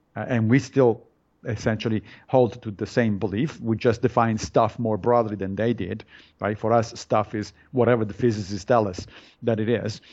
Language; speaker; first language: English; non-native, fluent; Italian